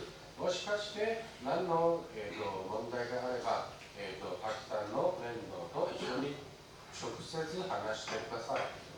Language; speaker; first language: Japanese; non-native, learner; Chinese